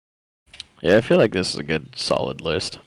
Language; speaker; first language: English; native; English